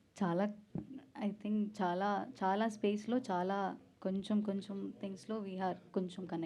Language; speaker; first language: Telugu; non-native, learner; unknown